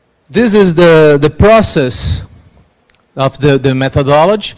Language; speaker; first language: English; non-native, learner; Portuguese